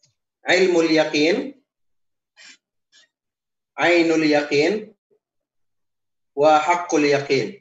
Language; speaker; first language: Arabic; non-native, fluent; Indonesian